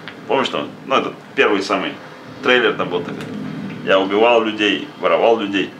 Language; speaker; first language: Russian; native; Russian